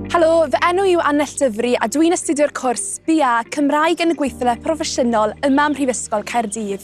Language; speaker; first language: Welsh; native; Welsh